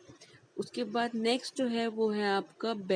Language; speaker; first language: Hindi; native; Hindi